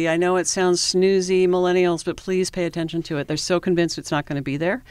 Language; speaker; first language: English; native; English